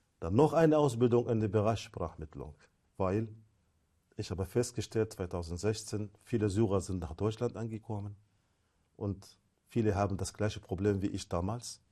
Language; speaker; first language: German; non-native, fluent; Arabic